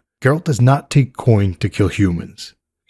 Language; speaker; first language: English; native; English